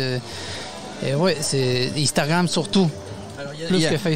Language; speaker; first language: French; non-native, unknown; Spanish